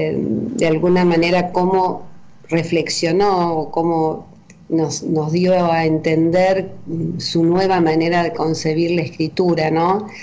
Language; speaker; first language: Spanish; native; Spanish